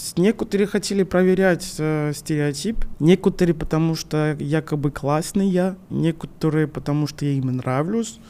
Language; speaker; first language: Russian; non-native, fluent; French